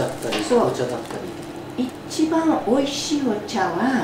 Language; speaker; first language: Japanese; non-native, fluent; Portuguese